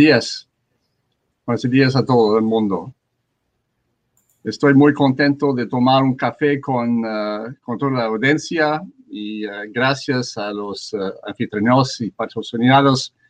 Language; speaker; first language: Spanish; non-native, learner; French